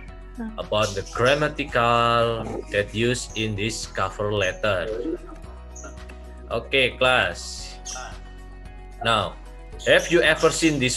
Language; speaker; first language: English; non-native, learner; Indonesian